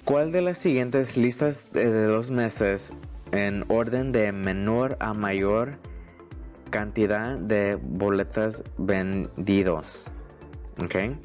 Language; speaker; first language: Spanish; early bilingual, heritage; Spanish